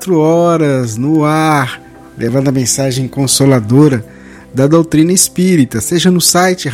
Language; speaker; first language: Portuguese; native; Portuguese